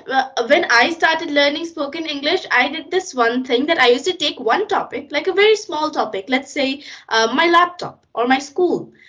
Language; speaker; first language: English; non-native, local second language; Hindi